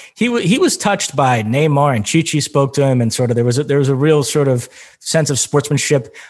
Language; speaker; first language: English; non-native, fluent; Portuguese